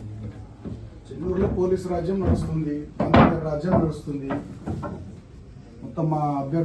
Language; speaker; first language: Telugu; native; Telugu